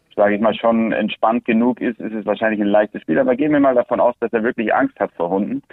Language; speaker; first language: German; early bilingual, other home language; Spanish